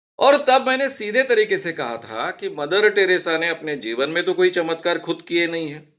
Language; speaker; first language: Hindi; non-native, local second language; Marathi